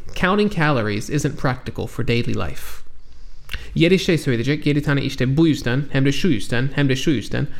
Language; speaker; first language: Turkish; non-native, fluent; English